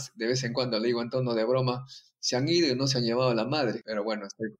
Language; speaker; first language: Spanish; native; Spanish